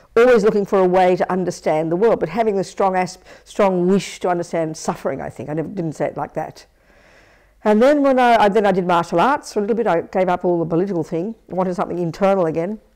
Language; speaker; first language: English; native; English